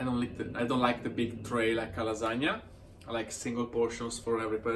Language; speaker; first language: English; non-native, fluent; Italian